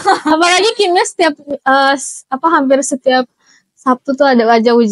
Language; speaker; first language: Indonesian; native; Indonesian